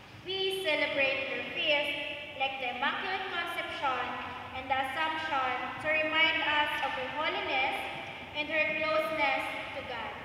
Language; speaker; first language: English; non-native, local second language; Hiligaynon